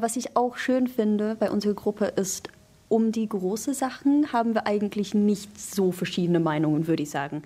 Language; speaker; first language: German; non-native, fluent; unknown